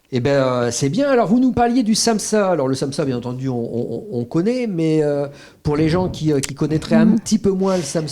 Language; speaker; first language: French; native; French